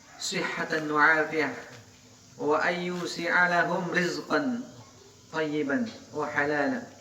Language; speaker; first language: Arabic; non-native, fluent; Indonesian